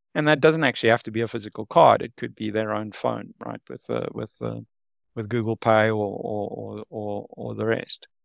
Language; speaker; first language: English; native; English